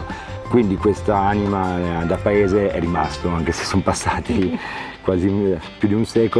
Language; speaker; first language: Italian; native; Italian